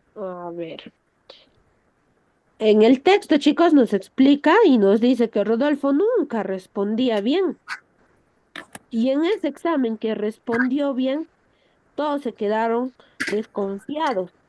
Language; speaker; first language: Spanish; native; Spanish